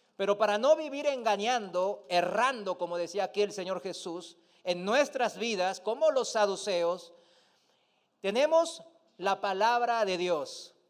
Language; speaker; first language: Spanish; non-native, fluent; Korean